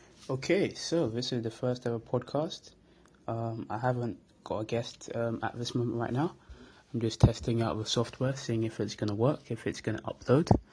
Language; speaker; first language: English; early bilingual, other home language; French